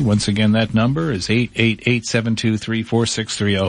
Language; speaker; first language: English; native; English